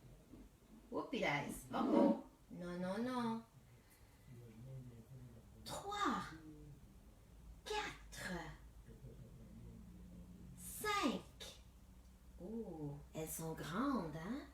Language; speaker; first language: French; native; French